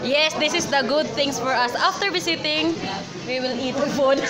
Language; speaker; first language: English; non-native, local second language; Filipino